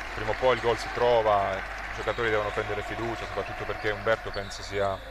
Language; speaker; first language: Italian; native; Italian